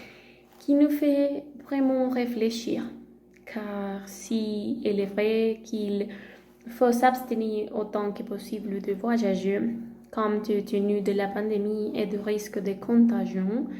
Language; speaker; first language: French; non-native, learner; Spanish